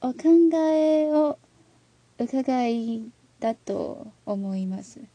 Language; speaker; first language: Japanese; non-native, learner; Chinese